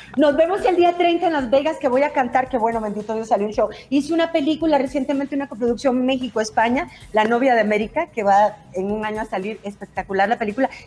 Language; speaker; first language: Spanish; native; Spanish